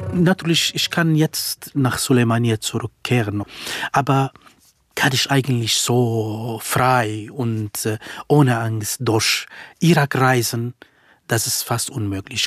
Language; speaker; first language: German; non-native, fluent; Kurdish